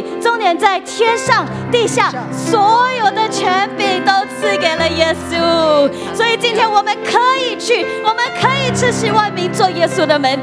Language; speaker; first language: Chinese; native; Chinese